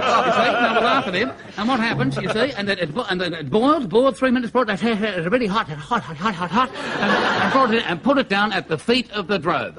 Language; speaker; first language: English; native; English